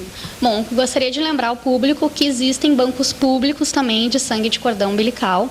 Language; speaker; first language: Portuguese; native; Portuguese